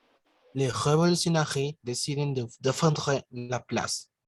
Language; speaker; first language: French; non-native, learner; Spanish